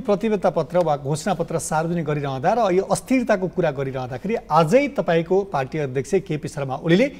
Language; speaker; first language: Nepali; native; Nepali